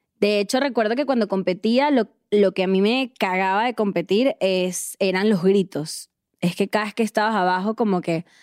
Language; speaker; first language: Spanish; native; Spanish